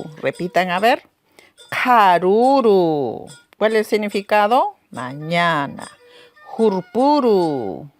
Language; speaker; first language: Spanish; non-native, local second language; Aymara